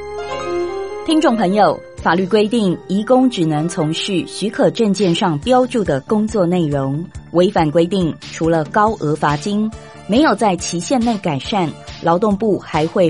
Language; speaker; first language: Chinese; native; Chinese